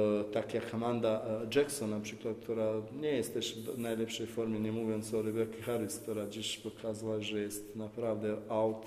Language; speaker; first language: Polish; non-native, fluent; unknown